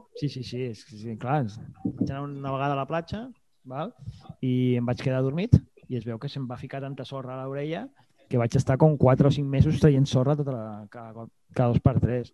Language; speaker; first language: Catalan; native; Catalan